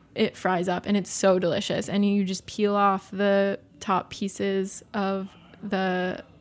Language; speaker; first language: English; native; English